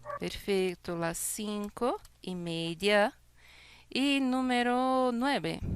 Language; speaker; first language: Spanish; non-native, fluent; Portuguese